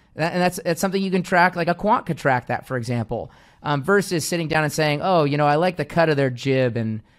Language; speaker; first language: English; native; English